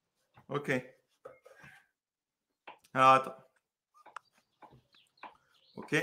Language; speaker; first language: French; native; French